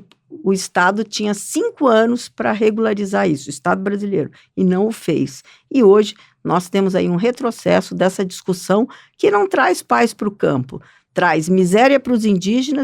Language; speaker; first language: Portuguese; native; Portuguese